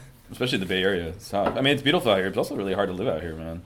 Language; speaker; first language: English; native; English